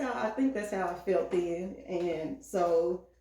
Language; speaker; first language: English; native; English